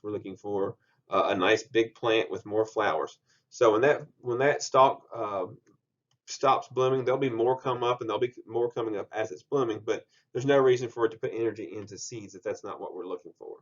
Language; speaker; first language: English; native; English